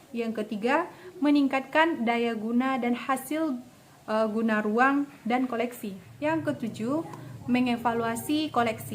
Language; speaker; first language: Indonesian; native; Indonesian